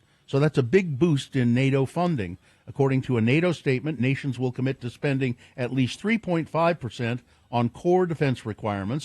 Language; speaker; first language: English; native; English